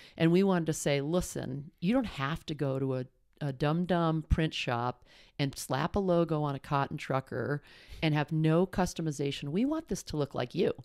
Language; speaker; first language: English; native; English